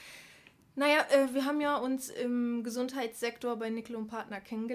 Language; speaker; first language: German; native; German